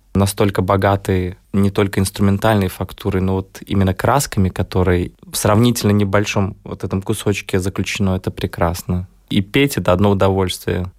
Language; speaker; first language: Russian; native; Russian